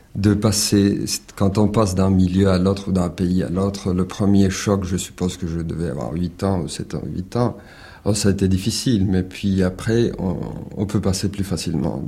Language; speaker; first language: French; early bilingual, other home language; Spanish